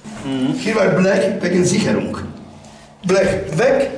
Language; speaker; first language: German; non-native, learner; Polish